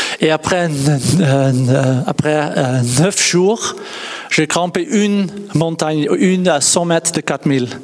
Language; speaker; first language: French; non-native, learner; Dutch